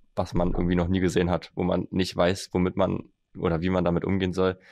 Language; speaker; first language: German; native; German